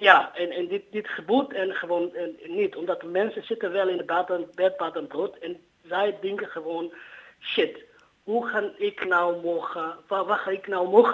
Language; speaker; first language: Dutch; non-native, learner; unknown